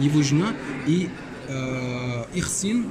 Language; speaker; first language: Russian; non-native, learner; Arabic